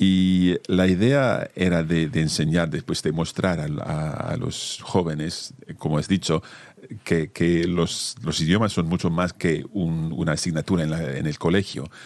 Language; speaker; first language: Spanish; non-native, fluent; English